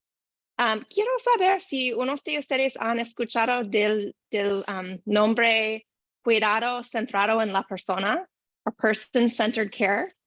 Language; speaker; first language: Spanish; non-native, learner; English